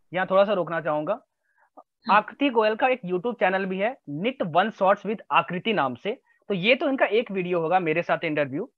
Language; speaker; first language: Hindi; native; Hindi